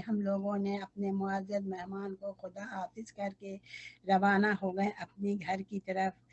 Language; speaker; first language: Urdu; native; Urdu